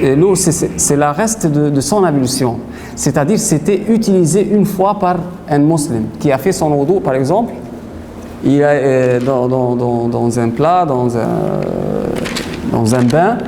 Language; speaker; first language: French; non-native, fluent; Arabic